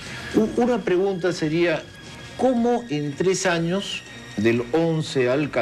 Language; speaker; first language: Spanish; native; Spanish